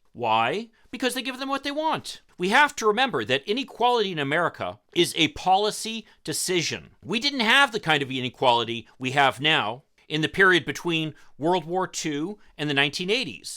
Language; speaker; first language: English; native; English